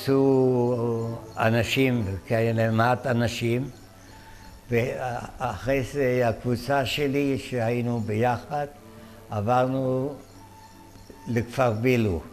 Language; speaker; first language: Hebrew; non-native, fluent; German